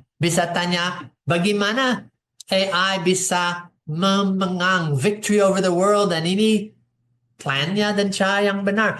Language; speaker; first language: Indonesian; non-native, fluent; English